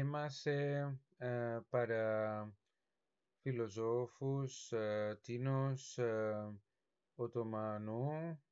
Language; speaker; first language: Greek; non-native, learner; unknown